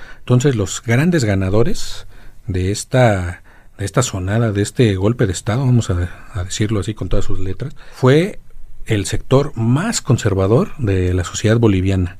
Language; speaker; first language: Spanish; native; Spanish